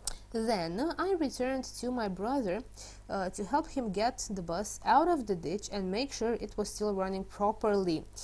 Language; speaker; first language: English; non-native, fluent; Romanian